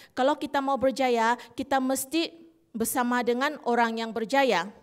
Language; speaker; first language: Malay; native; Malay